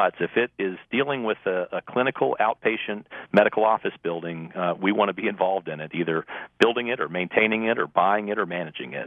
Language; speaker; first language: English; native; English